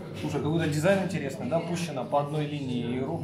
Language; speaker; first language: Russian; native; Russian